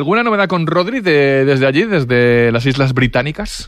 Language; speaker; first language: Spanish; native; Spanish